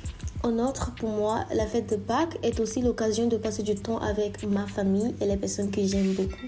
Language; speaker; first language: French; non-native, fluent; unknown